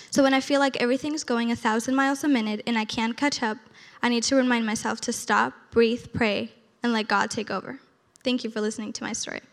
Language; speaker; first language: English; early bilingual, other home language; Spanish